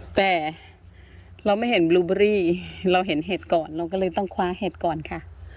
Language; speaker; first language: Thai; native; Thai